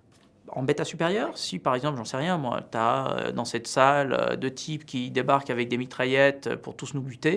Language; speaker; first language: French; native; French